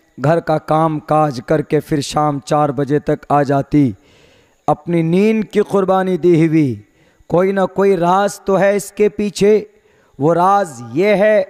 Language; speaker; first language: Hindi; native; Hindi